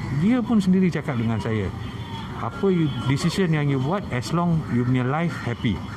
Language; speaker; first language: Malay; non-native, local second language; Tamil